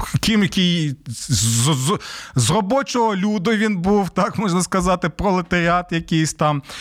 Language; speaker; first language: Ukrainian; native; Ukrainian